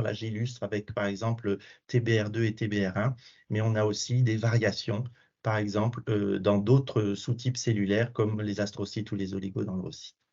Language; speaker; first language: French; native; French